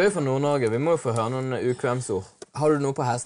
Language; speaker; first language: Norwegian; native; Norwegian